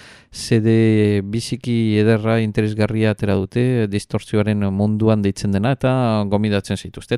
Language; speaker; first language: Basque; native; Basque